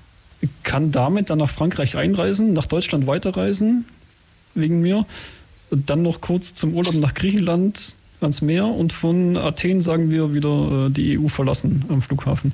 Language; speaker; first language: German; native; German